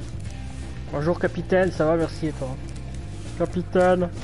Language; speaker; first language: French; native; French